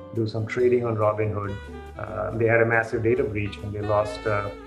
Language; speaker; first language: English; non-native, local second language; Hindi